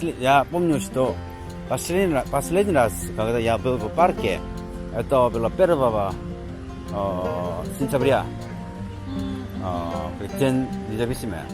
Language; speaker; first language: Russian; non-native, learner; Korean